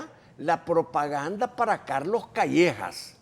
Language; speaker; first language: Spanish; native; Spanish